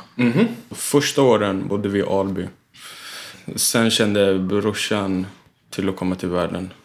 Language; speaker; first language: Swedish; early bilingual, other home language; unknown